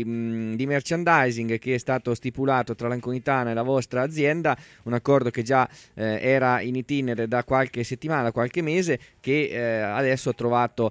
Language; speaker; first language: Italian; native; Italian